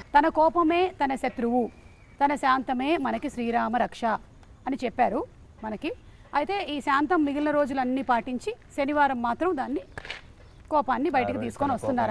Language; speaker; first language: Telugu; native; Telugu